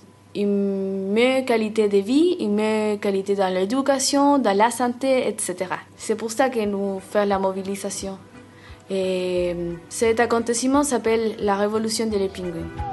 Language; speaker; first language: French; non-native, learner; Spanish